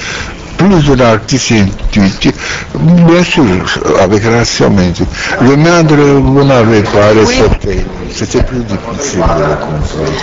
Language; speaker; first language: French; non-native, learner; Romanian